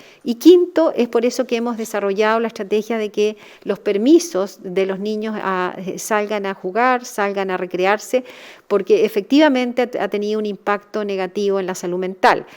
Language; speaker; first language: Spanish; native; Spanish